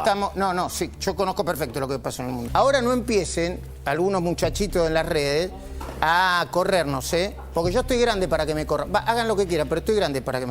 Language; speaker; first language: Spanish; native; Spanish